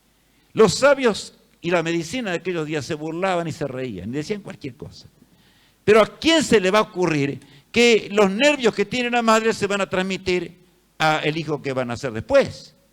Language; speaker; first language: Spanish; native; Spanish